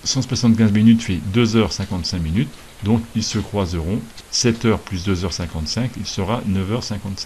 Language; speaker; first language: French; native; French